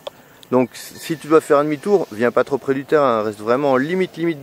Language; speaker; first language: French; native; French